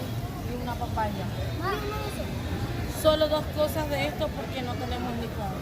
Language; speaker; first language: Spanish; native; Spanish